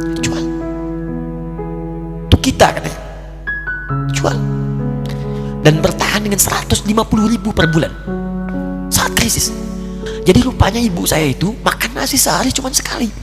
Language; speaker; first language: Indonesian; native; Indonesian